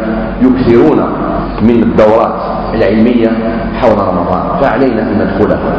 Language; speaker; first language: Arabic; native; Arabic